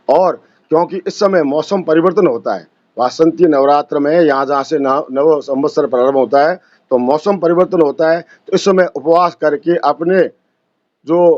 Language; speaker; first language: Hindi; native; Hindi